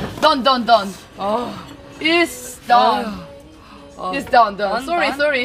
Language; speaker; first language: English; non-native, learner; Korean